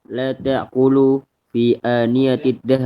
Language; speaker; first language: Arabic; non-native, learner; Indonesian